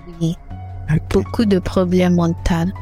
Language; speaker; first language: French; non-native, learner; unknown